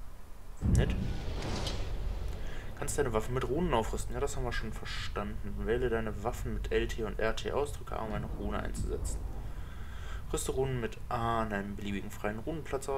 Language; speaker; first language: German; native; German